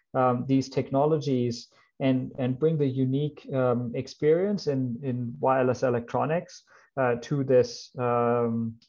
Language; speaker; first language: English; non-native, fluent; German